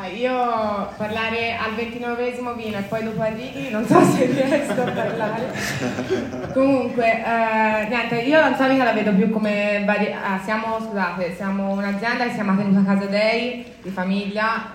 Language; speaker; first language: Italian; native; Italian